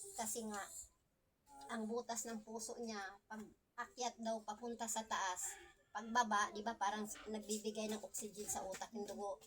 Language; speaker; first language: Filipino; non-native, local second language; Cebuano